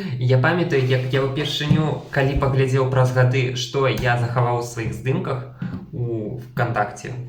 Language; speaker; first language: Belarusian; non-native, local second language; Russian